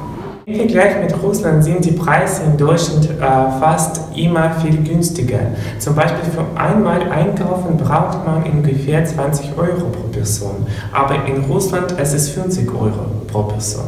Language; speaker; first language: German; non-native, learner; Russian